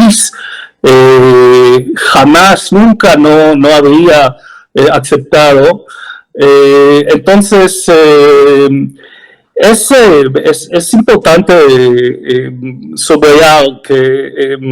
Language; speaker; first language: Spanish; non-native, fluent; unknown